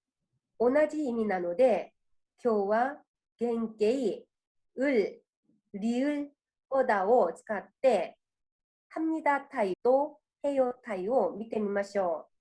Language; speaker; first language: Japanese; non-native, fluent; Korean